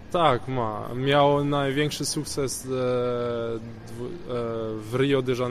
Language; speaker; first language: Polish; early bilingual, heritage; Polish